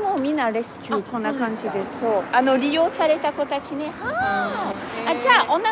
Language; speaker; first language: Japanese; non-native, fluent; French